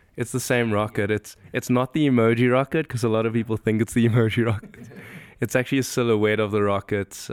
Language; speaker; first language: English; native; English